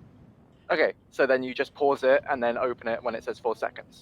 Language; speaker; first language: English; native; English